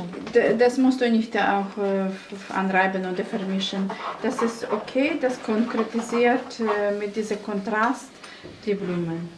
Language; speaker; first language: German; non-native, fluent; Russian